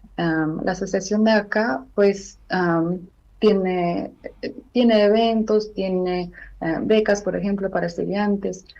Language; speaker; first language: Spanish; non-native, fluent; Armenian